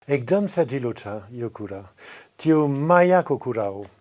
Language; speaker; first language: Nepali; non-native, fluent; French